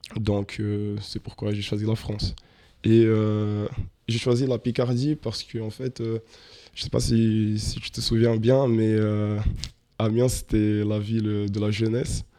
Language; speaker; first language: French; non-native, fluent; Portuguese